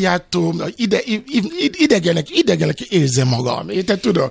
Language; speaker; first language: Hungarian; non-native, fluent; Yoruba